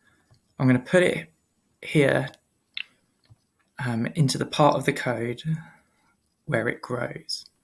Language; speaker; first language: English; native; English